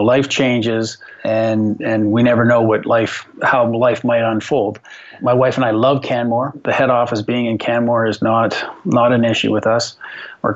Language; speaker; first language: English; native; English